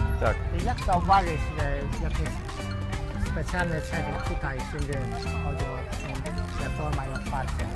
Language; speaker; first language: Polish; non-native, fluent; Chinese